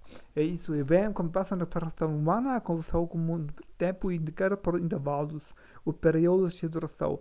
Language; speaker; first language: Portuguese; non-native, learner; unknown